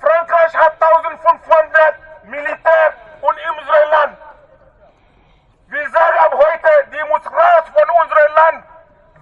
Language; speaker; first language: German; non-native, learner; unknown